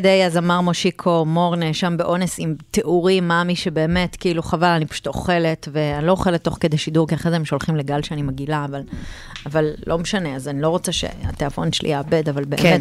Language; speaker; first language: Hebrew; native; Hebrew